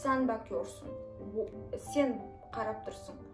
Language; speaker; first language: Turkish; non-native, fluent; Kazakh